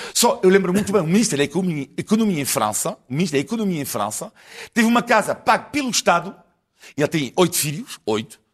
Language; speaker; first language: Portuguese; non-native, fluent; French